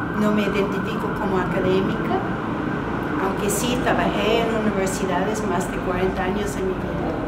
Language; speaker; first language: Spanish; non-native, fluent; English